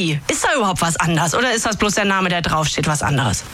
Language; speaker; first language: German; native; German